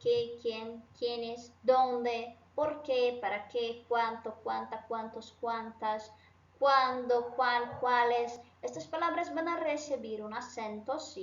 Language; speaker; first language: Spanish; non-native, fluent; Portuguese